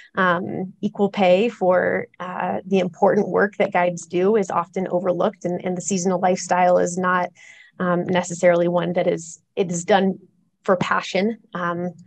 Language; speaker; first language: English; native; English